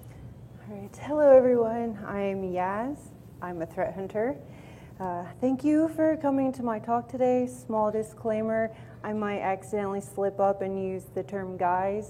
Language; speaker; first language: English; native; English